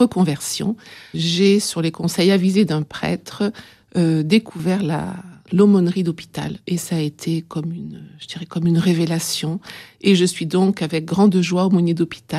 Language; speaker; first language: French; native; French